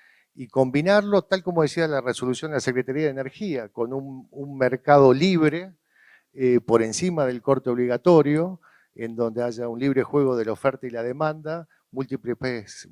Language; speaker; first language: Spanish; native; Spanish